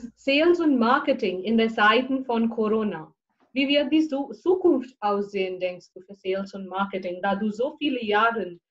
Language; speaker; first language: German; non-native, fluent; Bangla